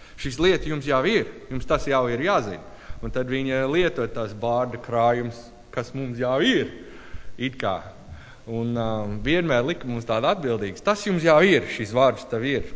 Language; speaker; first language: Latvian; non-native, learner; English